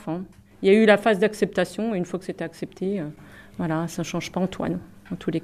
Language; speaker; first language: French; native; French